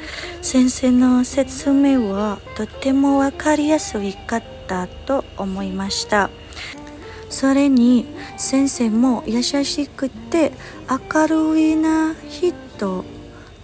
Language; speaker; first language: Japanese; non-native, learner; Indonesian